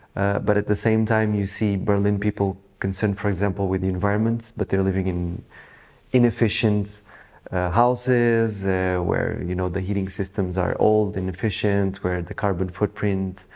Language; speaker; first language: English; non-native, fluent; Portuguese